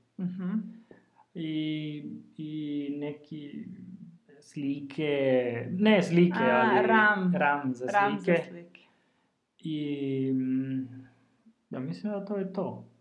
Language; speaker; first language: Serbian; non-native, learner; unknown